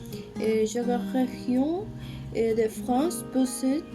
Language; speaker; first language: French; non-native, learner; Spanish